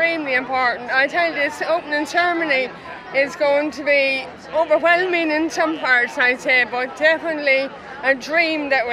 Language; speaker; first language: English; native; English